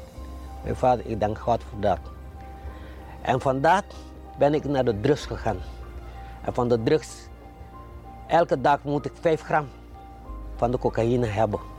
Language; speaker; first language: Dutch; non-native, local second language; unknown